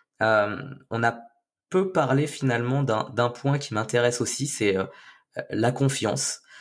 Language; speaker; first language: French; native; French